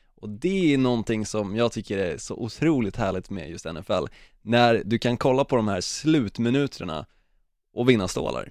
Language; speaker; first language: Swedish; native; Swedish